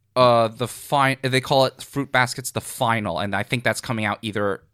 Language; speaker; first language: English; non-native, local second language; Cantonese